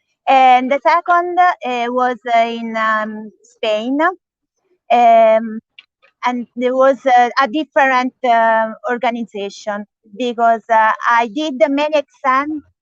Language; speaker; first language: English; non-native, learner; Italian